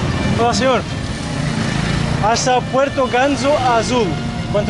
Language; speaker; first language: Spanish; non-native, learner; Portuguese